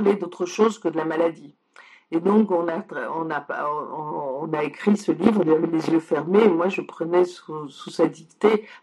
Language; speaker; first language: French; early bilingual, other home language; Polish